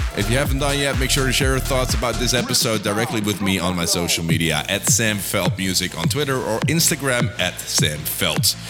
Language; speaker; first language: English; non-native, fluent; Dutch